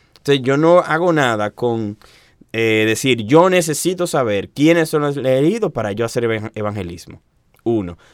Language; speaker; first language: Spanish; native; Spanish